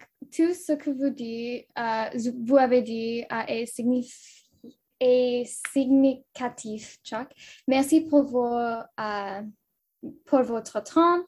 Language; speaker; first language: French; non-native, local second language; English